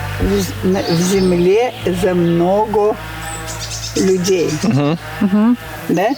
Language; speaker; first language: Russian; non-native, learner; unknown